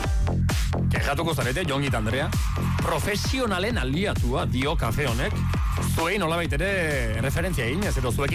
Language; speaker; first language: Basque; native; Basque